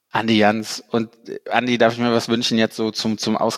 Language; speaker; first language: German; native; German